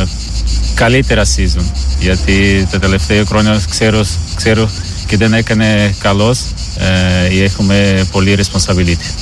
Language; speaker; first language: Greek; non-native, learner; Portuguese